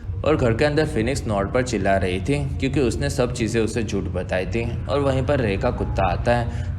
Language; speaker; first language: Hindi; native; Hindi